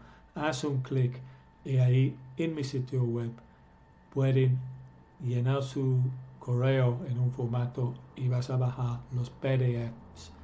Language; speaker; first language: Spanish; non-native, fluent; English